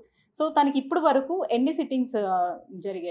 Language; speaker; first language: Telugu; native; Telugu